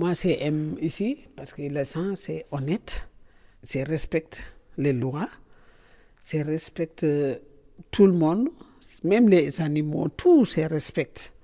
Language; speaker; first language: French; non-native, learner; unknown